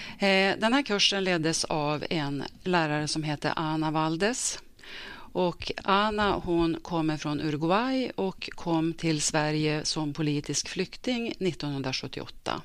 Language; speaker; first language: Swedish; native; Swedish